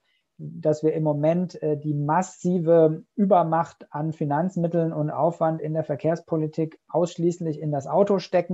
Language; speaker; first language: German; native; German